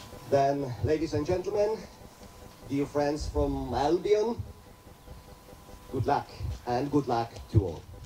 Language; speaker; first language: English; non-native, fluent; Czech